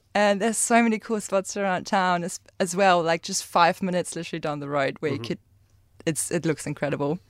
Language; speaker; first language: English; non-native, fluent; German